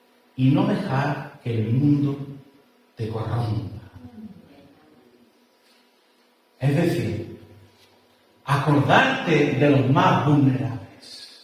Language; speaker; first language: Spanish; native; Spanish